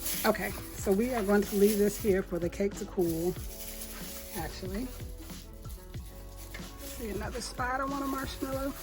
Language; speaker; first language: English; native; English